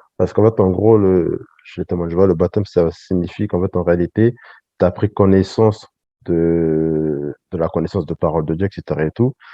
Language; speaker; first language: French; early bilingual, other home language; Sango